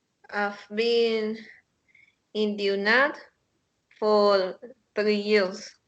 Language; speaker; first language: English; non-native, learner; Spanish